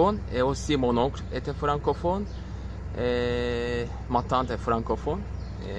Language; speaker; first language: French; non-native, fluent; Turkish